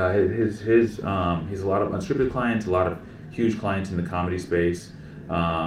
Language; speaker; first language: English; native; English